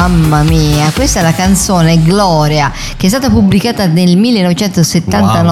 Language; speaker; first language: Italian; native; Italian